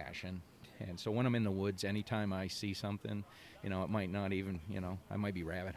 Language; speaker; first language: English; native; English